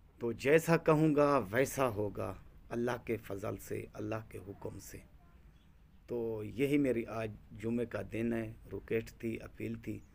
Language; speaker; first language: Urdu; non-native, local second language; Saraiki